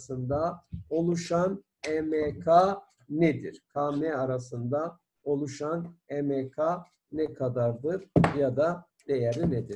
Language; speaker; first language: Turkish; native; Turkish